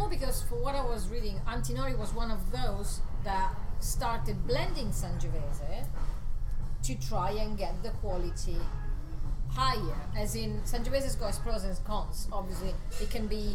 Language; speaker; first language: English; non-native, fluent; Italian